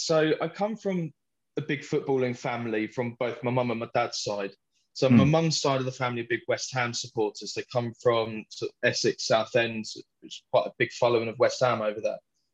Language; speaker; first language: English; native; English